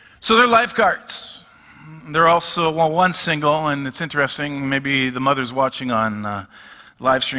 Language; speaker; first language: English; native; English